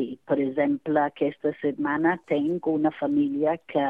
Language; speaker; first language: Catalan; non-native, fluent; English